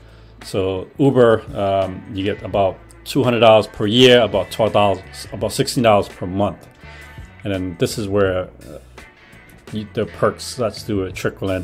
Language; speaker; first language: English; native; English